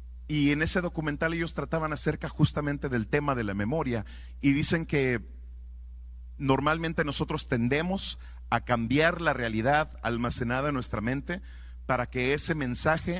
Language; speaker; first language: Spanish; native; Spanish